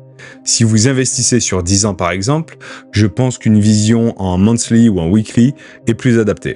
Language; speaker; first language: French; native; French